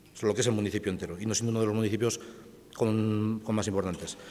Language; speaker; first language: Spanish; native; Spanish